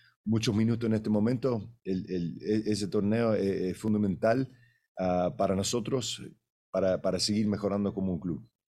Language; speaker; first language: Spanish; native; Spanish